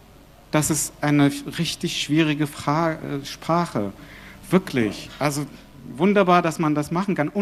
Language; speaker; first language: German; non-native, fluent; Arabic